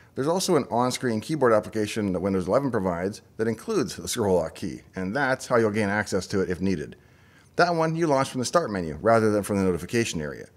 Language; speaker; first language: English; native; English